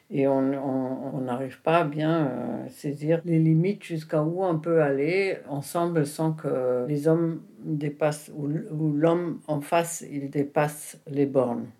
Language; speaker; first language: French; non-native, fluent; German